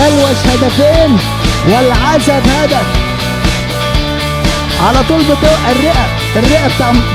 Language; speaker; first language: Arabic; native; Arabic